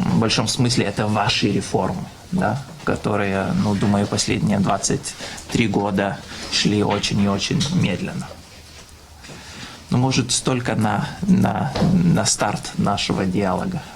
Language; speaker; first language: Russian; non-native, fluent; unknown